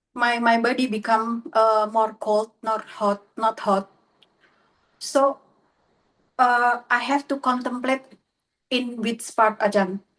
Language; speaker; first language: English; non-native, learner; Indonesian